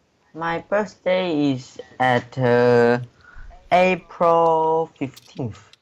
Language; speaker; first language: English; non-native, learner; Chinese